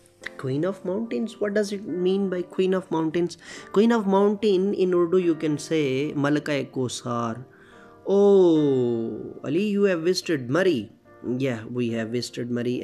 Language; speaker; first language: English; non-native, local second language; Urdu